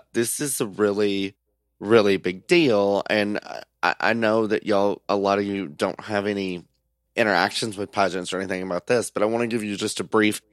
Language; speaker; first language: English; native; English